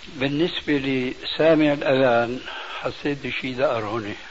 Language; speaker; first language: Arabic; early bilingual, other home language; Albanian